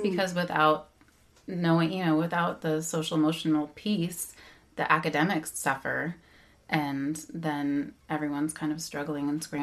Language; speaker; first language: English; native; English